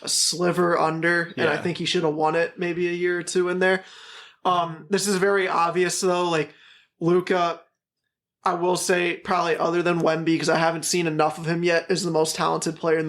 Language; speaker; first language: English; native; English